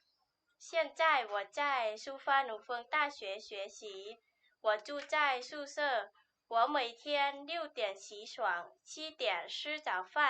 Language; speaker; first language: Chinese; non-native, learner; Lao